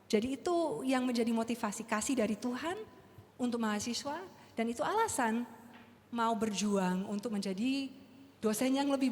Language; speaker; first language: Indonesian; non-native, fluent; English